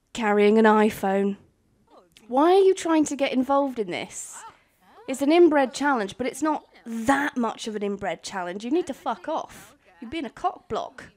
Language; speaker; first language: English; native; English